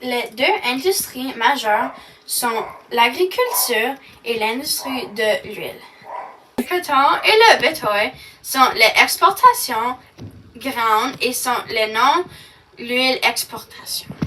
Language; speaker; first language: French; non-native, learner; English